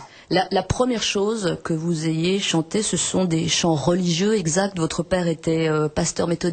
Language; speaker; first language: French; native; French